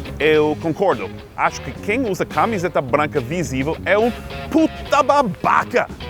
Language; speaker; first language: Portuguese; non-native, fluent; English